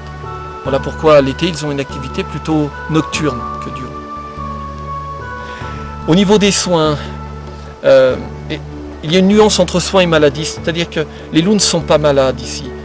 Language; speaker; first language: French; native; French